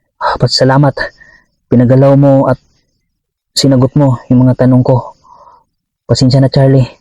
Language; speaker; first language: Filipino; non-native, local second language; Cebuano